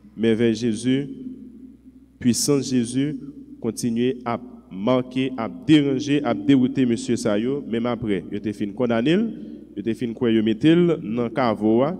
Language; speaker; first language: French; non-native, local second language; Haitian Creole